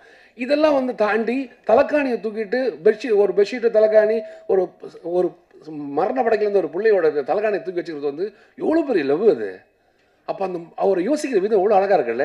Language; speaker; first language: Tamil; native; Tamil